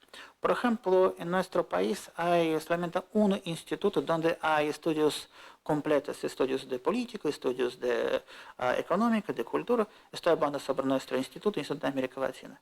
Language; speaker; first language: Spanish; non-native, fluent; Russian